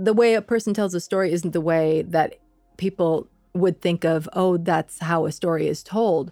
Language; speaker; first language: English; early bilingual, other home language; Spanish